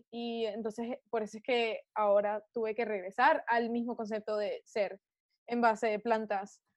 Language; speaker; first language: Spanish; early bilingual, heritage; Spanish